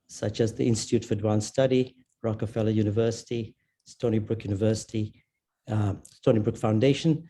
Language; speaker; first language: English; non-native, local second language; Hindi